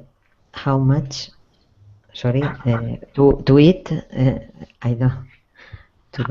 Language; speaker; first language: English; non-native, learner; Spanish